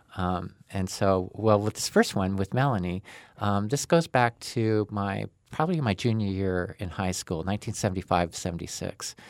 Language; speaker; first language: English; native; English